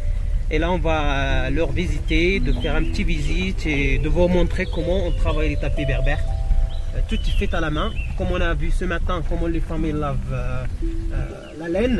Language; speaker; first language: French; non-native, local second language; Arabic